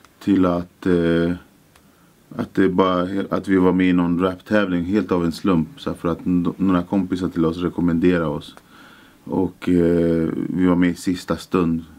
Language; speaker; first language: Swedish; early bilingual, other home language; Spanish